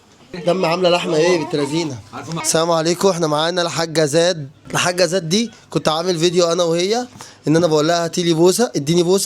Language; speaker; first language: Arabic; native; Arabic